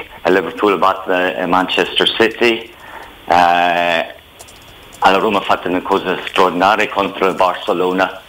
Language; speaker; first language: Italian; non-native, fluent; English